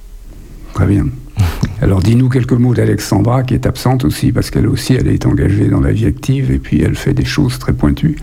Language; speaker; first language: French; native; French